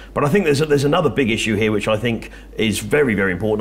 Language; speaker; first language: English; native; English